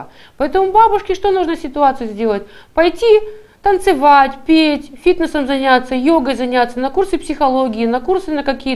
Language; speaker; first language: Russian; native; Russian